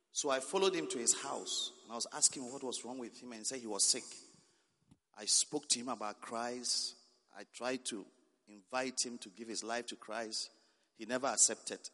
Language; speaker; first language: English; non-native, local second language; Akan